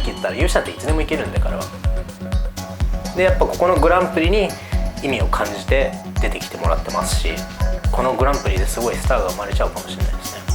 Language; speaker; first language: Japanese; native; Japanese